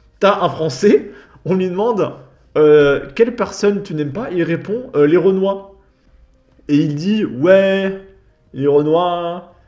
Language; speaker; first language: French; native; French